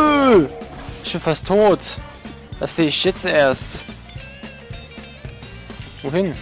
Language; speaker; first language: German; native; German